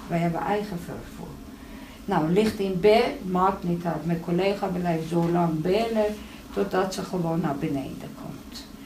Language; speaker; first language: Dutch; non-native, fluent; Persian